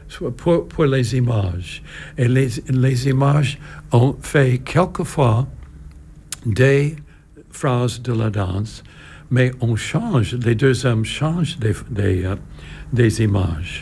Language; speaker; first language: French; non-native, learner; English